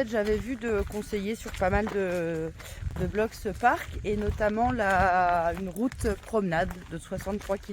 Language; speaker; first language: French; native; French